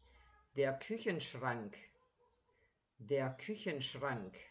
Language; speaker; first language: German; native; German